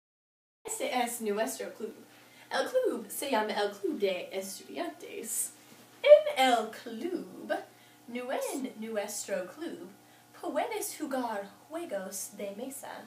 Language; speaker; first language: Spanish; non-native, learner; English